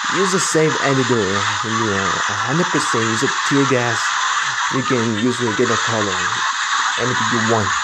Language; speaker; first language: English; non-native, learner; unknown